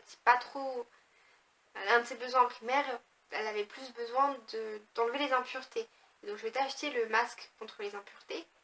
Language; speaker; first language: French; native; French